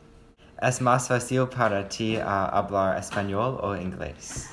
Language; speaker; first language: Spanish; non-native, learner; English